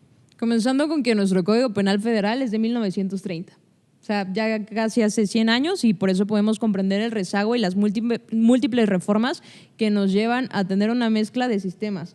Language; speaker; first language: Spanish; native; Spanish